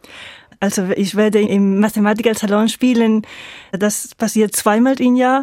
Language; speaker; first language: German; non-native, fluent; Spanish